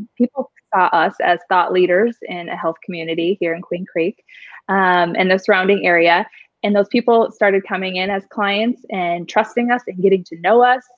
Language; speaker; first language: English; native; English